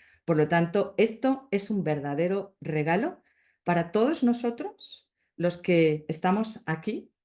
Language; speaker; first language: Spanish; native; Spanish